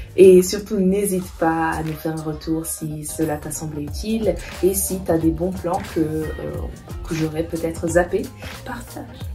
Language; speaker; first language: French; non-native, fluent; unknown